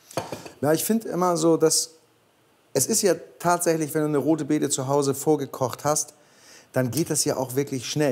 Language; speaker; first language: German; native; German